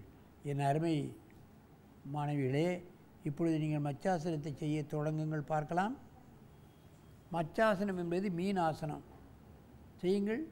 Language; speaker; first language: Tamil; native; Tamil